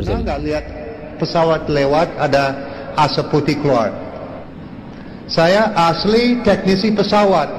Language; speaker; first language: Indonesian; non-native, learner; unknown